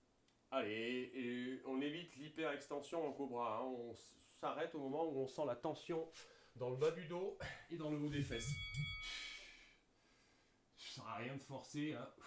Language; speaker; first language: French; native; French